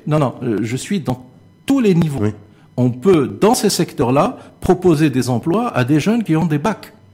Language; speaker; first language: French; non-native, local second language; Arabic